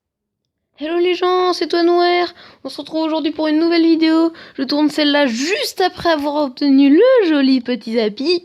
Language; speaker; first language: French; native; French